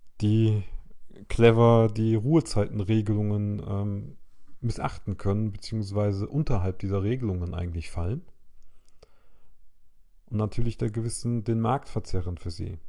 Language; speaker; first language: German; native; German